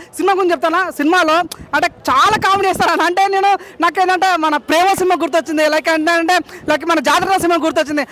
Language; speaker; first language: Telugu; native; Telugu